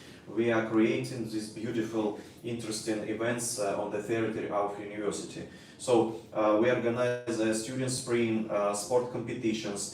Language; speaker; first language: English; non-native, learner; Russian